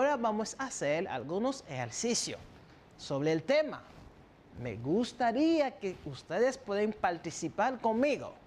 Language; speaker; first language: Spanish; non-native, fluent; French